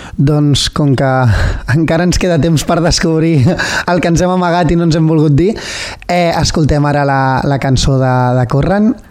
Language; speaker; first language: Catalan; native; Catalan